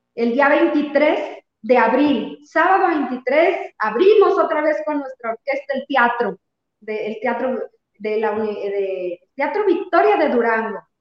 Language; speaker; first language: Spanish; native; Spanish